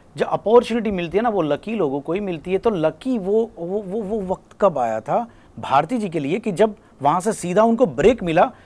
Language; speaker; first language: Hindi; non-native, local second language; Gujarati